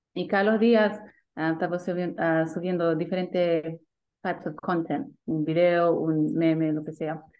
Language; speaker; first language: Spanish; early bilingual, heritage; Spanish